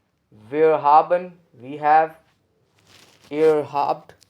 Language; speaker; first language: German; non-native, learner; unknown